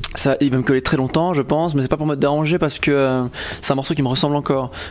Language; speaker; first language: French; native; French